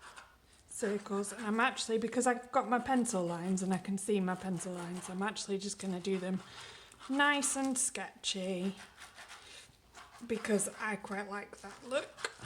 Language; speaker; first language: English; native; English